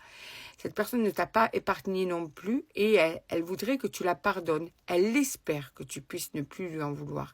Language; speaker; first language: French; native; French